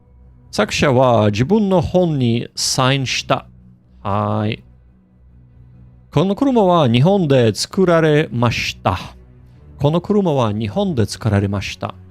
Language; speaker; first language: Japanese; non-native, learner; English